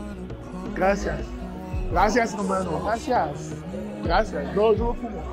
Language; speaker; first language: Spanish; non-native, learner; English